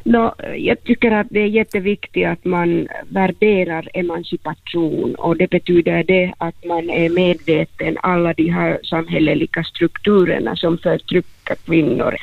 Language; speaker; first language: Swedish; non-native, local second language; Finnish